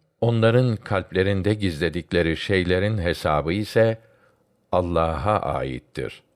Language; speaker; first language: Turkish; native; Turkish